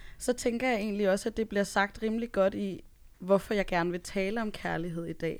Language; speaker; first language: Danish; early bilingual, other home language; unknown